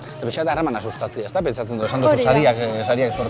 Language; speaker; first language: Basque; native; Basque